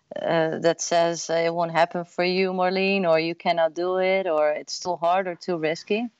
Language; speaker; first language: English; non-native, fluent; Dutch